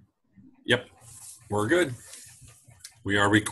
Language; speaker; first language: English; native; English